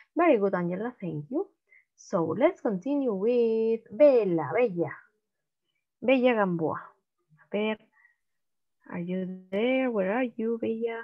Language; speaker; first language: English; non-native, learner; Spanish